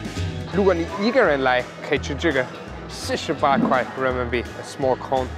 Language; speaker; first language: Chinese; non-native, fluent; German